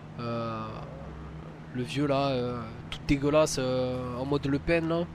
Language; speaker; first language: French; native; French